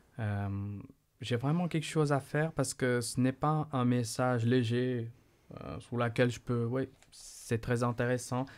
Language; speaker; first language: French; non-native, fluent; Portuguese